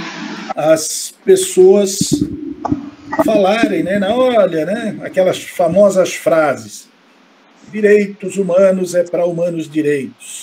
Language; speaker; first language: Portuguese; native; Portuguese